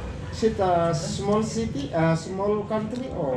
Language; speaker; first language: English; non-native, learner; Indonesian